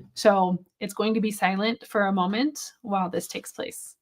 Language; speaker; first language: English; native; English